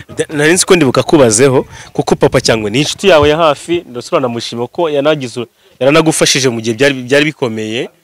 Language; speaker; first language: Kinyarwanda; native; Kinyarwanda